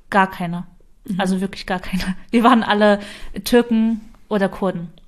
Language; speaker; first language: German; early bilingual, other home language; Kurdish